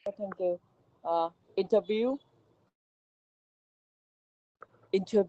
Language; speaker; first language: English; non-native, learner; Vietnamese